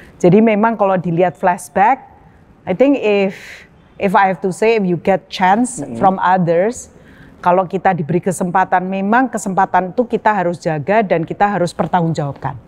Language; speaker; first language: Indonesian; native; Indonesian